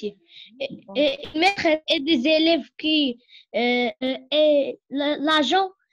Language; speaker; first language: French; non-native, learner; Arabic